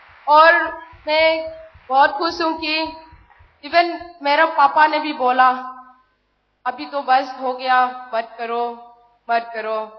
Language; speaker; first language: Hindi; non-native, local second language; Manipuri